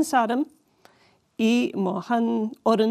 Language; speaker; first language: Korean; non-native, learner; English